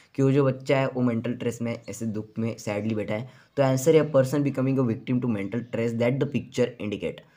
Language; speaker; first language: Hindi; non-native, local second language; Marathi